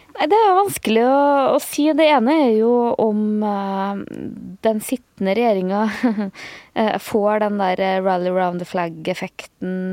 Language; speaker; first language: Norwegian; native; Norwegian